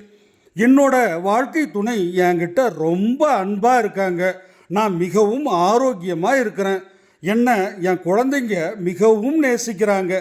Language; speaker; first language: Tamil; native; Tamil